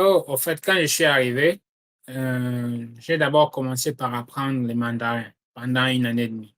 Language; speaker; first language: French; non-native, local second language; Lingala